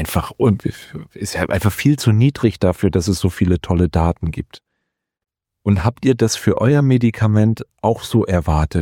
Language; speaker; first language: German; native; German